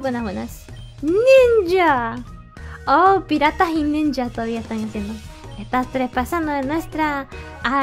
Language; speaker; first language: Spanish; early bilingual, heritage; English